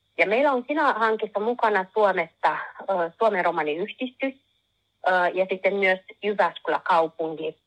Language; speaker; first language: Finnish; non-native, learner; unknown